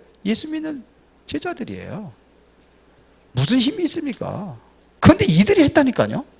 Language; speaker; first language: Korean; native; Korean